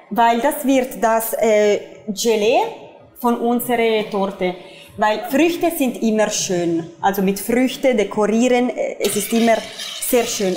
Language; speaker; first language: German; non-native, fluent; Italian